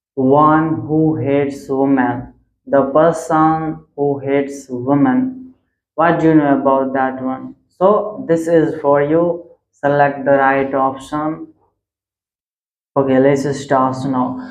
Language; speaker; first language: English; non-native, local second language; Hindi